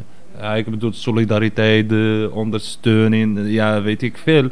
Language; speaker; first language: Dutch; non-native, fluent; Arabic